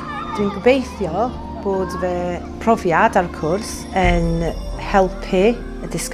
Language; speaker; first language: Welsh; non-native, learner; English